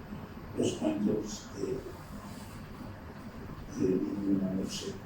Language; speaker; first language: Spanish; non-native, fluent; Turkish